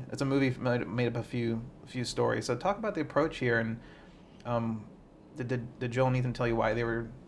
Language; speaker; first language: English; native; English